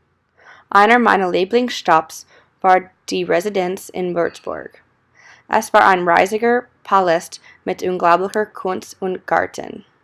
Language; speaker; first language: German; non-native, learner; English